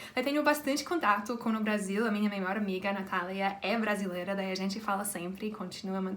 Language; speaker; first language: Portuguese; non-native, fluent; English